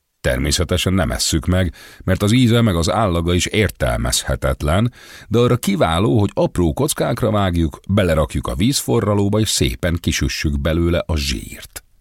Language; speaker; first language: Hungarian; native; Hungarian